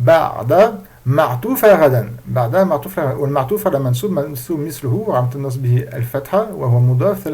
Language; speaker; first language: Arabic; non-native, fluent; French